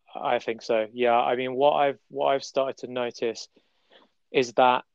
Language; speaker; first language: English; native; English